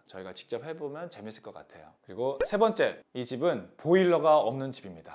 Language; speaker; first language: Korean; native; Korean